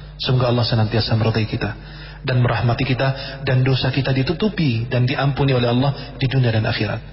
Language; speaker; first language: Indonesian; non-native, fluent; Arabic